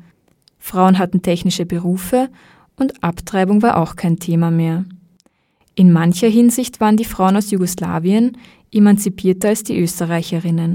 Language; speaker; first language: German; native; German